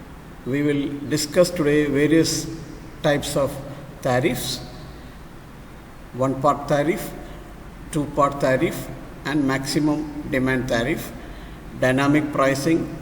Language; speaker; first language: English; non-native, local second language; Malayalam